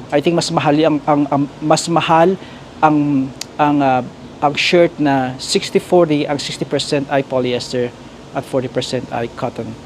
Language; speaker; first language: Filipino; native; Filipino